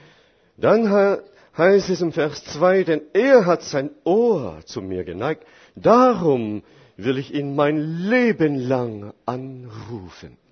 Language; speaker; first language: German; non-native, fluent; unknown